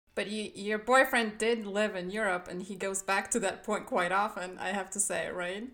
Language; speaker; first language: English; non-native, fluent; Polish